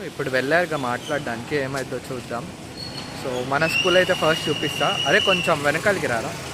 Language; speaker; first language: Telugu; non-native, local second language; Urdu